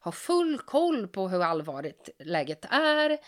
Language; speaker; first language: Swedish; non-native, fluent; Portuguese